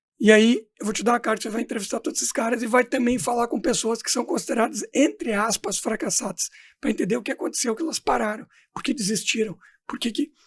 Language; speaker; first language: Portuguese; native; Portuguese